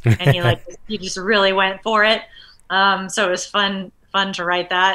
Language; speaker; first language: English; native; English